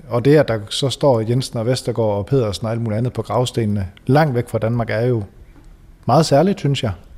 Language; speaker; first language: Danish; native; Danish